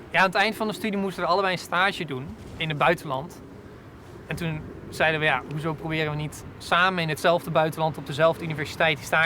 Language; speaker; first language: Dutch; native; Dutch